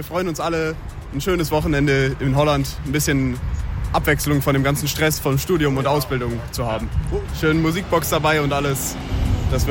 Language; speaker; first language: German; native; German